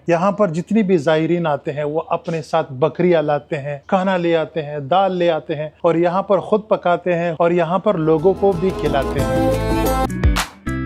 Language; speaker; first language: Urdu; non-native, local second language; Pashto